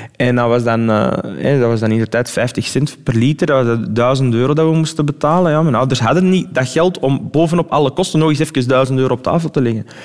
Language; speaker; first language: Dutch; early bilingual, other home language; Arabic